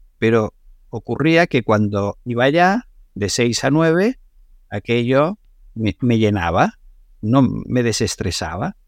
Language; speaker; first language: Spanish; non-native, local second language; Catalan